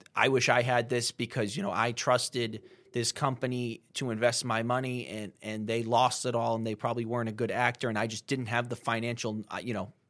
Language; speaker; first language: English; native; English